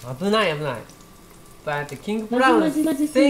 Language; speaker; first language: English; non-native, learner; Japanese